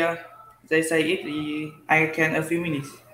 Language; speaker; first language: English; non-native, learner; Vietnamese